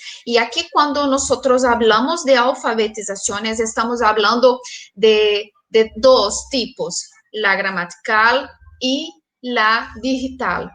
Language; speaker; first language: Spanish; non-native, fluent; Portuguese